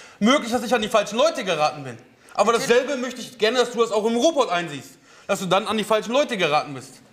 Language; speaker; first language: German; native; German